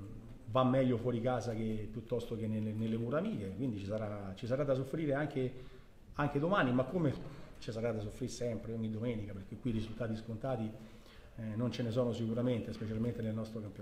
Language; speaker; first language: Italian; native; Italian